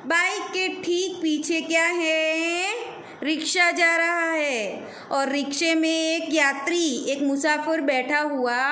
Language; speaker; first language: Hindi; non-native, local second language; Gujarati